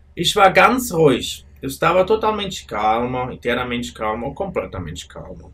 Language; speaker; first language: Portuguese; non-native, fluent; German